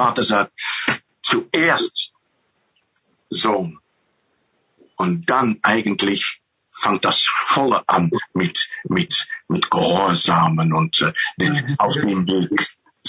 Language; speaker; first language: German; non-native, fluent; Dutch